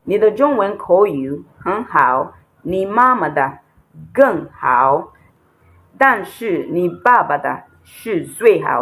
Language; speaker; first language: Chinese; non-native, fluent; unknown